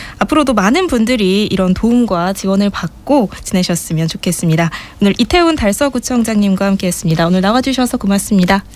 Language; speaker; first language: Korean; native; Korean